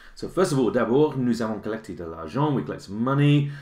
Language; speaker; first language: French; non-native, fluent; English